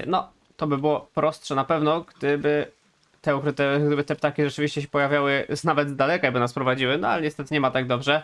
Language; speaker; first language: Polish; native; Polish